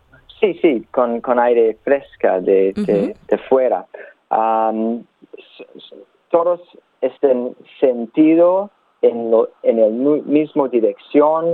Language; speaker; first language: Spanish; non-native, learner; English